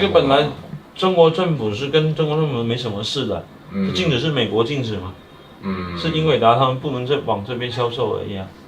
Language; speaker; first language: Chinese; native; Chinese